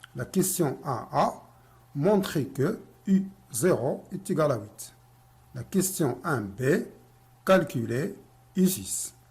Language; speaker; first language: French; non-native, local second language; Arabic